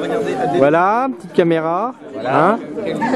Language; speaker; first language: French; native; French